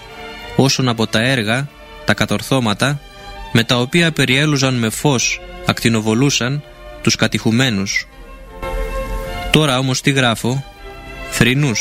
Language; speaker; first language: Greek; native; Greek